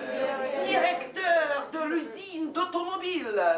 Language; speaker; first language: French; non-native, learner; Russian